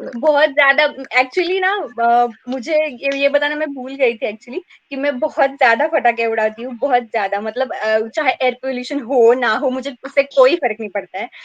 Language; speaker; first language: Hindi; non-native, local second language; Marathi